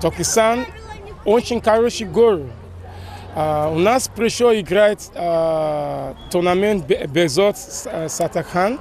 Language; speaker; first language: Russian; non-native, learner; Kazakh